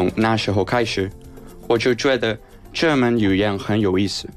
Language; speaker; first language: Chinese; non-native, learner; Spanish